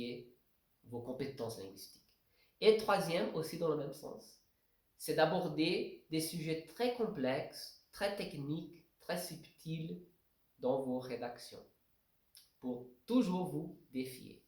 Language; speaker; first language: French; non-native, fluent; Portuguese